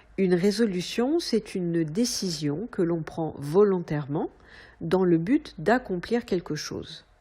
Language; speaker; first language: French; native; French